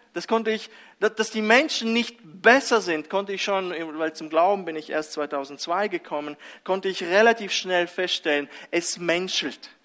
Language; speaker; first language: German; early bilingual, other home language; Russian